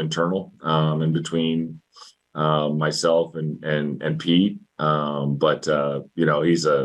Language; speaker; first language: English; native; English